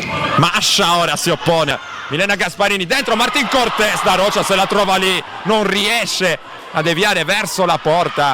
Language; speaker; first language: Italian; native; Italian